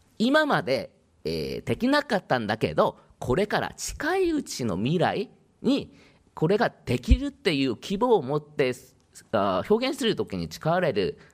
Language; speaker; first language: Japanese; non-native, fluent; Korean